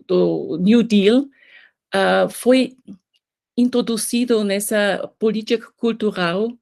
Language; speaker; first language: Portuguese; non-native, fluent; German